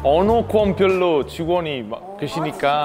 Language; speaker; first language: Korean; non-native, fluent; Italian